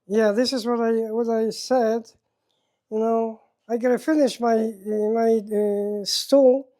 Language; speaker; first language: English; non-native, learner; Polish